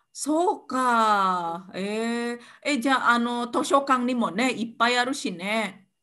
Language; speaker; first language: Japanese; non-native, fluent; Indonesian